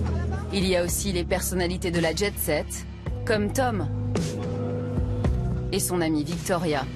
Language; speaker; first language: French; native; French